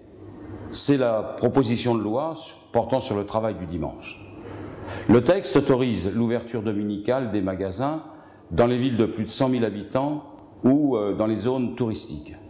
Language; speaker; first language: French; native; French